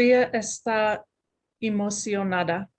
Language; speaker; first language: Spanish; non-native, learner; English